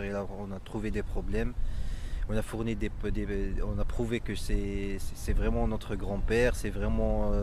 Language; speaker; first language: French; non-native, local second language; Arabic